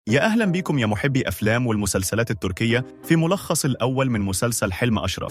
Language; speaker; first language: Arabic; native; Arabic